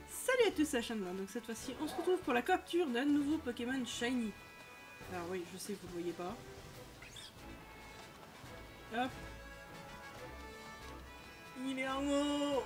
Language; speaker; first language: French; native; French